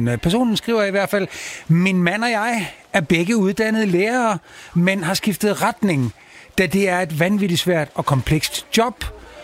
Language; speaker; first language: Danish; native; Danish